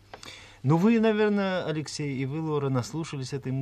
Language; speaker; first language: Russian; native; Russian